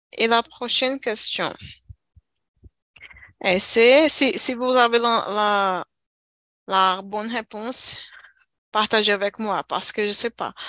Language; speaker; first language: French; non-native, learner; Portuguese